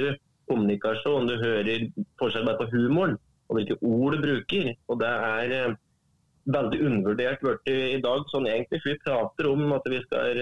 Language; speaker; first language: Norwegian; native; Norwegian